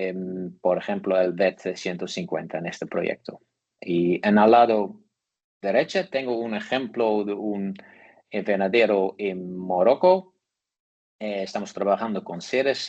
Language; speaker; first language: Spanish; non-native, learner; Dutch